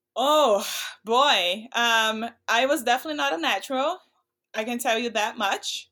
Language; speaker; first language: English; non-native, fluent; Portuguese